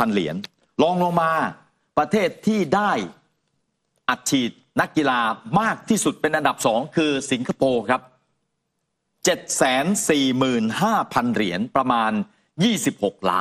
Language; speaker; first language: Thai; native; Thai